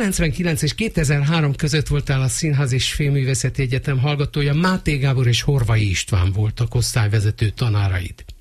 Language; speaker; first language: Hungarian; native; Hungarian